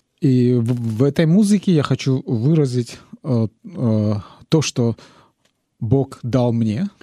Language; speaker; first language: Russian; native; Russian